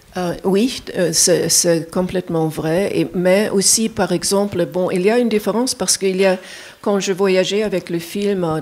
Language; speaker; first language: French; non-native, fluent; German